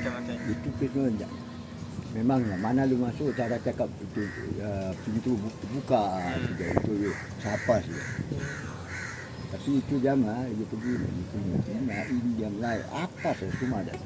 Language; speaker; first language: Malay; non-native, local second language; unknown